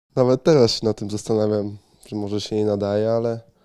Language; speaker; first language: Polish; native; Polish